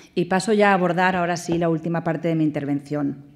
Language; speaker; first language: Spanish; native; Spanish